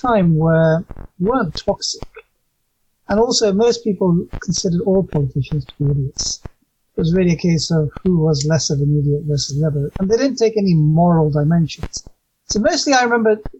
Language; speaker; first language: English; native; English